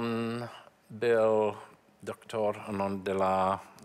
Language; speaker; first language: Czech; non-native, learner; English